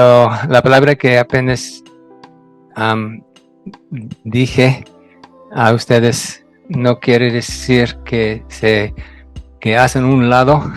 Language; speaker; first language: Spanish; non-native, fluent; English